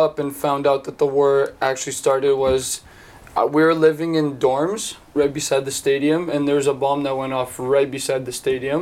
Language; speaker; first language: English; native; English